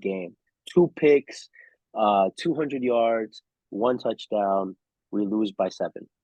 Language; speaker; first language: English; native; English